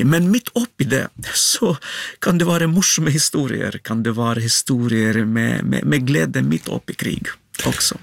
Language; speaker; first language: Norwegian; non-native, fluent; Ukrainian